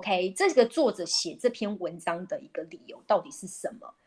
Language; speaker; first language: Chinese; native; Chinese